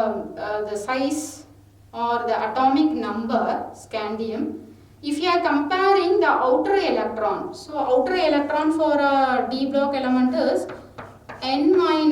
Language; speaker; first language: English; non-native, local second language; Tamil